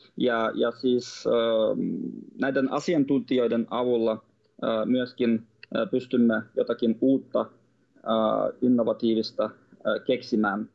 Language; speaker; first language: Finnish; non-native, fluent; Russian